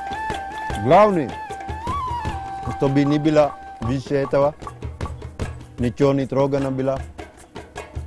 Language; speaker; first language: Russian; non-native, fluent; Sinhala